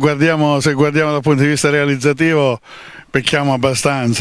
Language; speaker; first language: Italian; native; Italian